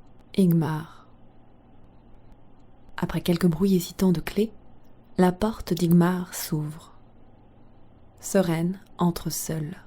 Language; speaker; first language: French; native; French